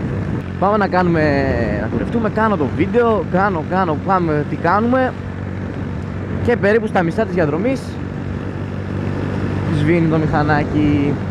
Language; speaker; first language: Greek; native; Greek